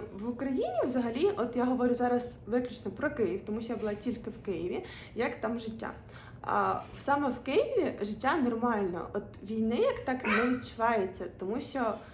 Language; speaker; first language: Ukrainian; non-native, local second language; Russian